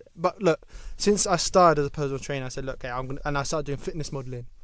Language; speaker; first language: English; native; English